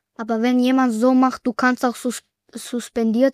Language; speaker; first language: German; early bilingual, other home language; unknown